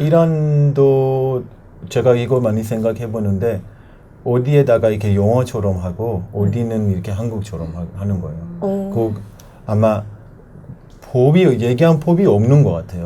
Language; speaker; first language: Korean; non-native, learner; Persian